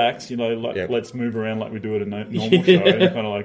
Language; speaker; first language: English; native; English